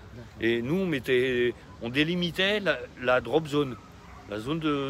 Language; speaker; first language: French; native; French